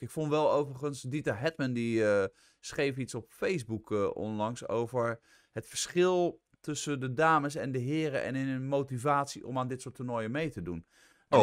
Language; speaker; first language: Dutch; native; Dutch